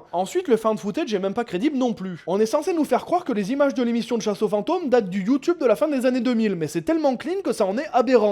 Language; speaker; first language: French; native; French